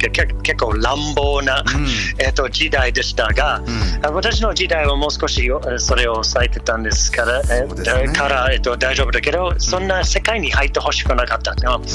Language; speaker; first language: Japanese; non-native, learner; English